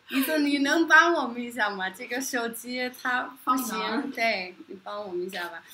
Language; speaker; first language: Chinese; non-native, fluent; Norwegian